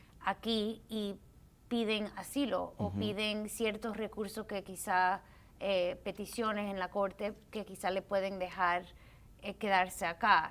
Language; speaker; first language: Spanish; early bilingual, heritage; Spanish